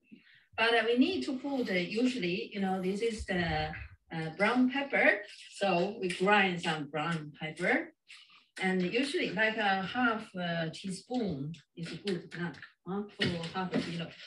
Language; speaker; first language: English; non-native, fluent; Chinese